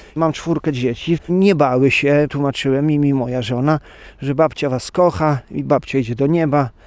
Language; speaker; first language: Polish; native; Polish